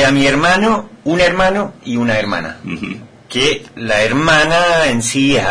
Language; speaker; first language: Spanish; non-native, fluent; Dutch